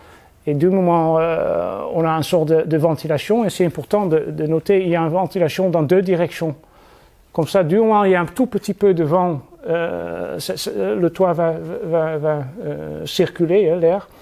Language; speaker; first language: French; non-native, fluent; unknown